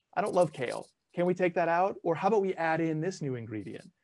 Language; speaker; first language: English; early bilingual, other home language; Italian